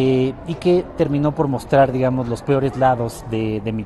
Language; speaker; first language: Spanish; native; Spanish